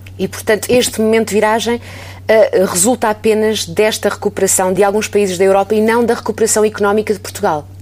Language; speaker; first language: Portuguese; native; Portuguese